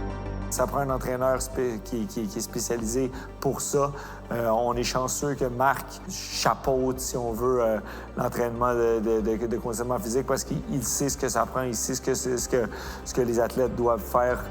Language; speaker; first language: French; native; French